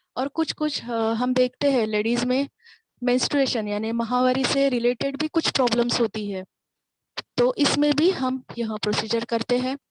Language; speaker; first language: Hindi; non-native, local second language; Marathi